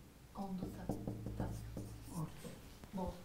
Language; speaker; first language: English; non-native, learner; Turkish